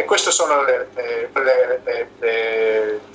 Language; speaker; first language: Italian; non-native, learner; English